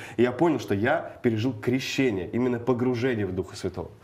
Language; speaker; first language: Russian; native; Russian